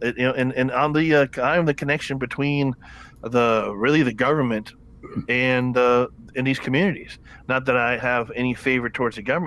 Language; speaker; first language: English; native; English